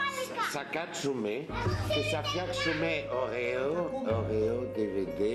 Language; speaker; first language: Greek; non-native, learner; French